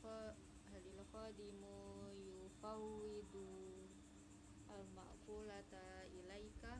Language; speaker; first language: Arabic; non-native, learner; Indonesian